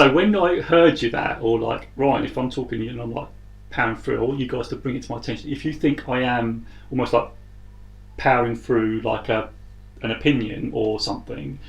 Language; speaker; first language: English; native; English